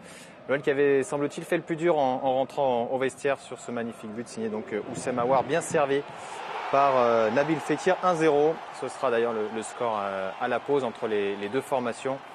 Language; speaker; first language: French; native; French